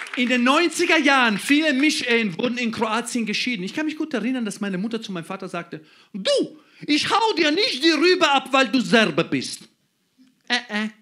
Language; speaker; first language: German; non-native, fluent; Croatian